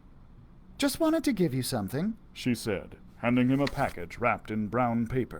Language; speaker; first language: English; native; English